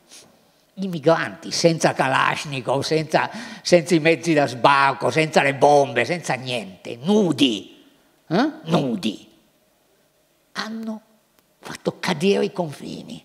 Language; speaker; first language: Italian; native; Italian